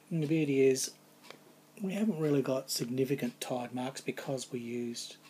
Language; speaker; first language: English; native; English